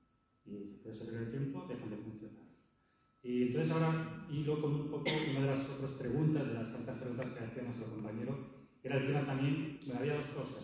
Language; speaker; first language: Spanish; native; Spanish